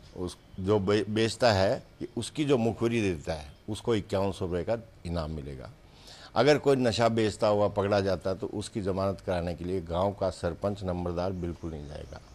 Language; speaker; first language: Hindi; native; Hindi